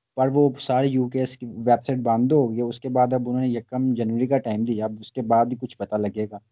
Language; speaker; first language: Urdu; non-native, local second language; Punjabi